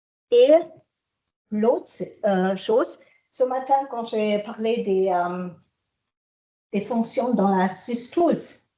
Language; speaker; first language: French; non-native, fluent; German